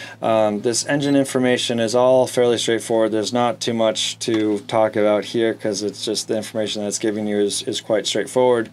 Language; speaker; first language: English; native; English